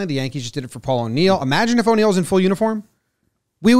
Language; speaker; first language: English; native; English